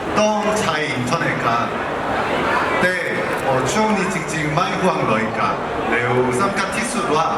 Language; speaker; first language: Thai; non-native, learner; Korean